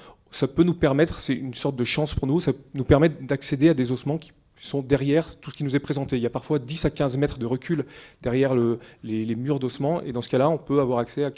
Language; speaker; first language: French; native; French